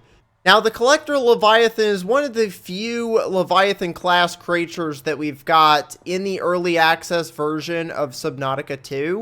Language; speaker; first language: English; native; English